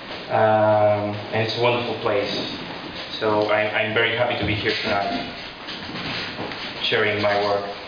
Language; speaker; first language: English; non-native, fluent; Spanish